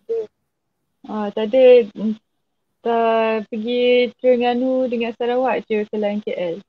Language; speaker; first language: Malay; non-native, fluent; French